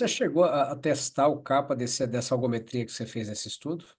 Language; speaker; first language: Portuguese; native; Portuguese